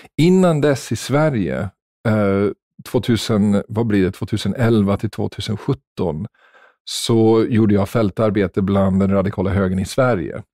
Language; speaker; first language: Swedish; non-native, fluent; English